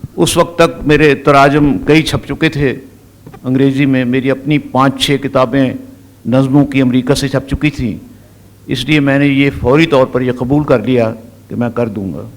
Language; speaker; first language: Urdu; non-native, local second language; Punjabi